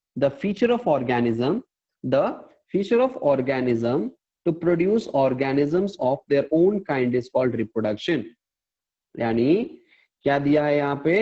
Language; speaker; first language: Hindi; non-native, local second language; Punjabi